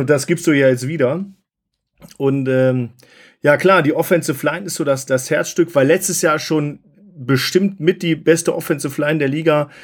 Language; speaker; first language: German; native; German